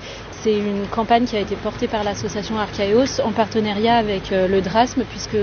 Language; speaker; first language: French; native; French